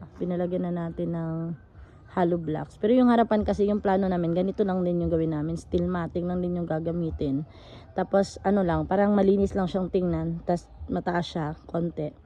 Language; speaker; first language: Filipino; non-native, local second language; Cebuano